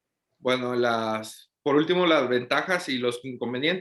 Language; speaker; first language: Spanish; native; Spanish